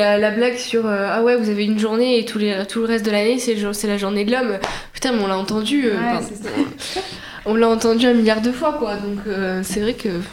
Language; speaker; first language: French; native; French